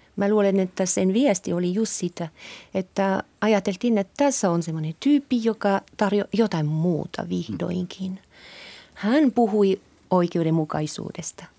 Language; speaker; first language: Finnish; non-native, fluent; French